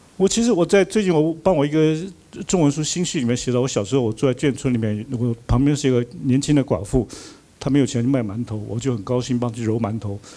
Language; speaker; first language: Chinese; native; Chinese